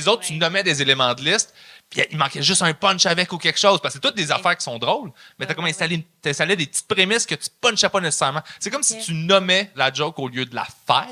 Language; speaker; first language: French; native; French